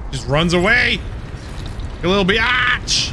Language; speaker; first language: English; native; English